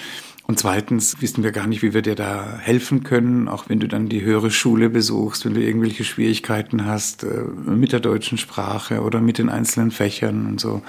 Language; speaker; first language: German; early bilingual, other home language; Spanish